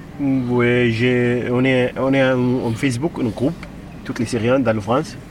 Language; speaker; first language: French; non-native, learner; Arabic